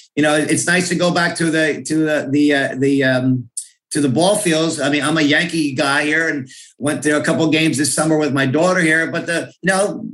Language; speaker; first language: English; native; English